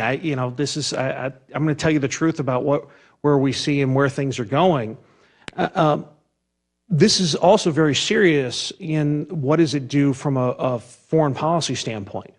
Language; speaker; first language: English; native; English